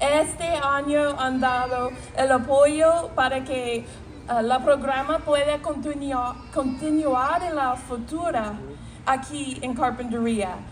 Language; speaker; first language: Spanish; non-native, learner; English